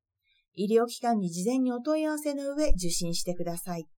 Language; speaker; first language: Japanese; native; Japanese